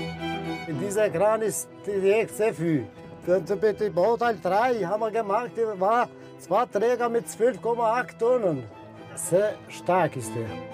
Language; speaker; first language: German; non-native, learner; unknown